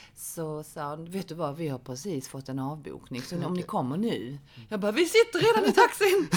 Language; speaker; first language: Swedish; early bilingual, other home language; Korean